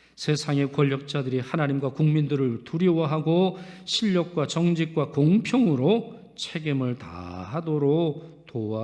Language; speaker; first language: Korean; native; Korean